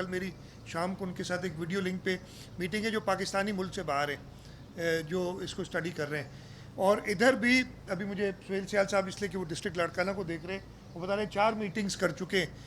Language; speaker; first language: Urdu; non-native, local second language; Sindhi